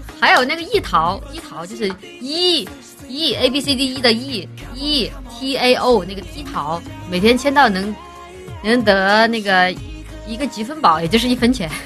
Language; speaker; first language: Chinese; native; Chinese